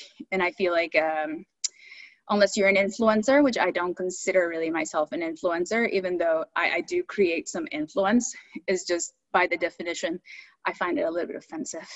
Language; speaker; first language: English; early bilingual, other home language; Spanish